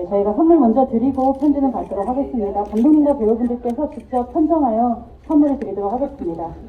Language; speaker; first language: Korean; native; Korean